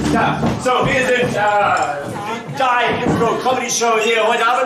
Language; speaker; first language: German; non-native, learner; English